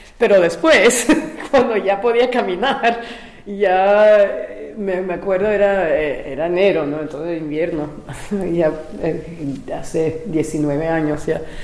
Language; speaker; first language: Spanish; non-native, local second language; French